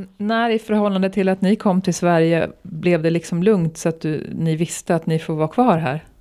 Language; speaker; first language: Swedish; native; Swedish